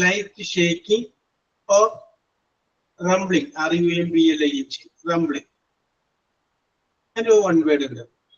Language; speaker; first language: English; non-native, fluent; Malayalam